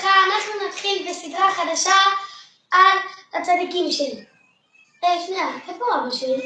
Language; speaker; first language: Hebrew; early bilingual, other home language; French